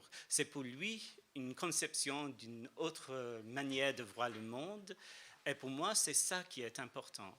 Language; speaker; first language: French; non-native, fluent; English